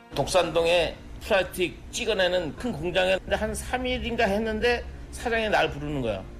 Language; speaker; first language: Korean; native; Korean